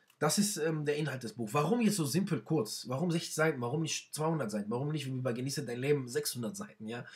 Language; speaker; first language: German; non-native, fluent; Arabic